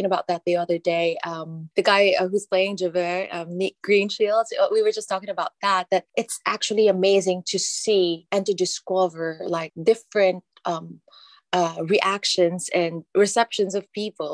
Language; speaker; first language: English; non-native, local second language; Filipino